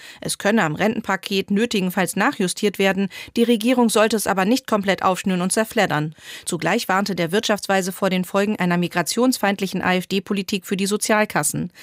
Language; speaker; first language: German; native; German